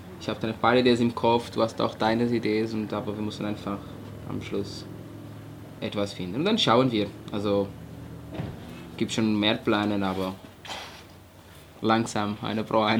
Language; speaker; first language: German; non-native, fluent; Portuguese